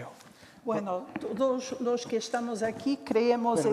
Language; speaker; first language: Spanish; non-native, fluent; Portuguese